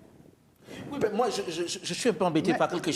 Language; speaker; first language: French; native; French